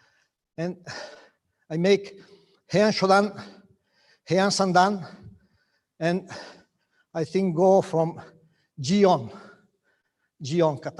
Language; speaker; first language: English; non-native, learner; Italian